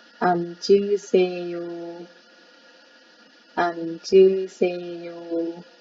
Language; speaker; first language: Korean; non-native, fluent; Thai